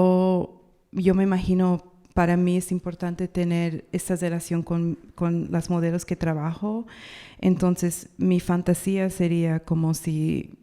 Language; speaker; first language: Spanish; non-native, learner; English